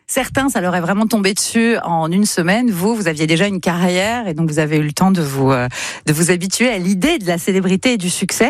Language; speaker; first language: French; native; French